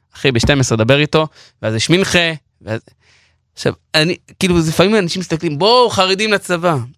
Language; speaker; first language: Hebrew; non-native, local second language; Yiddish